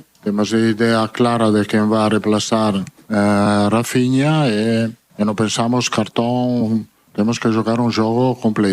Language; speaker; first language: Portuguese; non-native, fluent; Italian